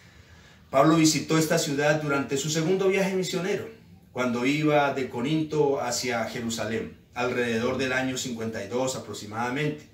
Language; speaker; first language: Spanish; native; Spanish